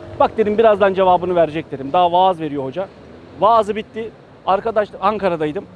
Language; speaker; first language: Turkish; early bilingual, heritage; Turkish